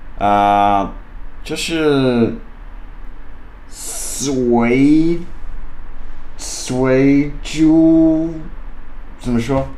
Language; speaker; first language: Chinese; non-native, learner; English